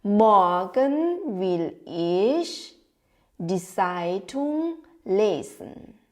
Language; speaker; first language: German; non-native, fluent; Thai